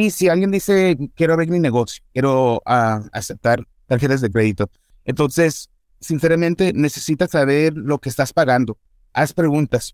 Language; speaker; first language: Spanish; early bilingual, heritage; Spanish